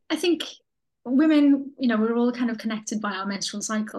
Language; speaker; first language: English; native; English